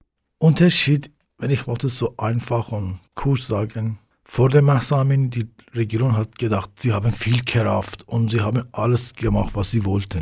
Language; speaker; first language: German; non-native, learner; Persian